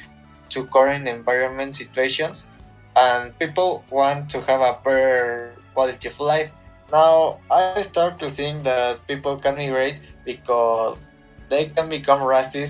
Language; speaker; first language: English; non-native, learner; Spanish